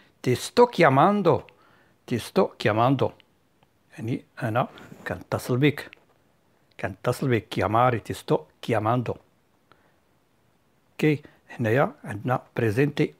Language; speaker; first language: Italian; non-native, fluent; Arabic